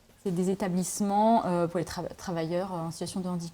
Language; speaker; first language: French; native; French